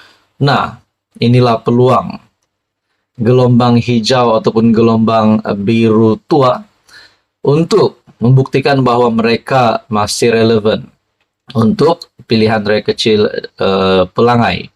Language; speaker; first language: Malay; native; Malay